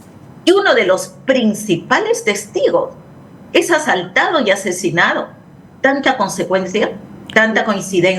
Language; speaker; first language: Spanish; native; Spanish